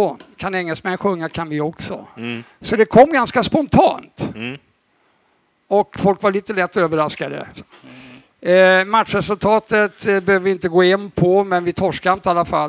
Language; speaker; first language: Swedish; native; Swedish